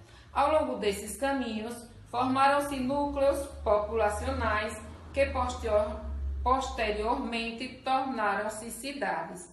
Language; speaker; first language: Portuguese; native; Portuguese